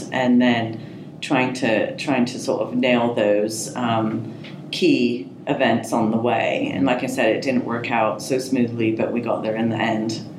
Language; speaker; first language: English; native; English